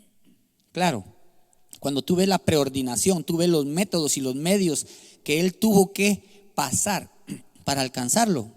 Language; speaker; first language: Spanish; native; Spanish